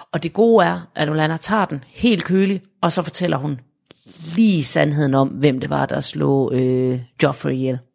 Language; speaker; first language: Danish; native; Danish